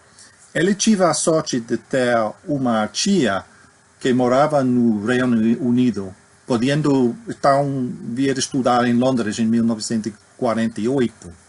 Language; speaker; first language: Portuguese; non-native, fluent; English